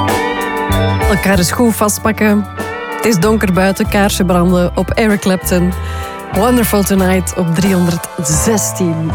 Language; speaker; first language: Dutch; native; Dutch